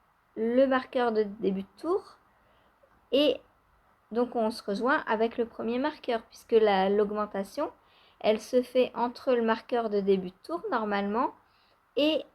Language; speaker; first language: French; native; French